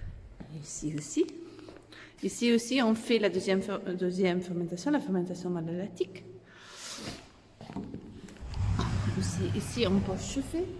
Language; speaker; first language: French; non-native, learner; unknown